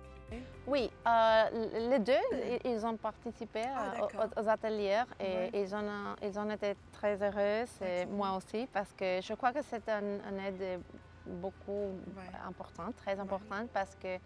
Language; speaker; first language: French; non-native, fluent; Spanish